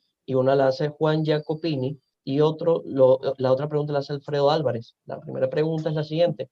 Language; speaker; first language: Spanish; native; Spanish